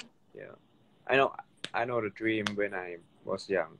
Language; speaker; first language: English; non-native, learner; Thai